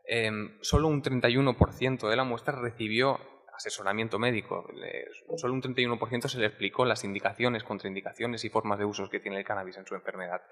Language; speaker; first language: Spanish; native; Spanish